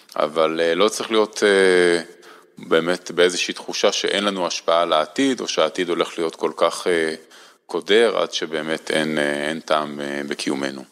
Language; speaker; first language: Hebrew; native; Hebrew